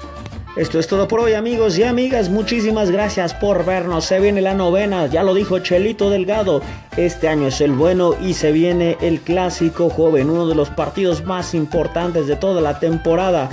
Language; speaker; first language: Spanish; native; Spanish